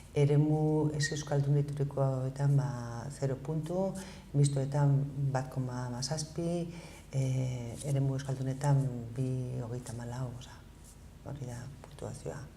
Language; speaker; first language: Basque; non-native, local second language; Spanish